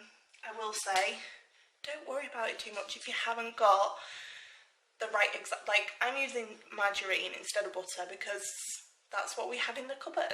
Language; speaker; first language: English; native; English